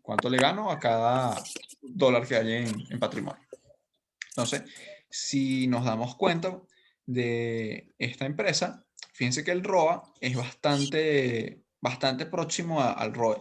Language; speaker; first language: Spanish; native; Spanish